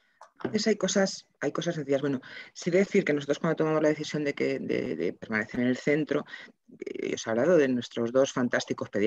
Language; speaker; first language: Spanish; native; Spanish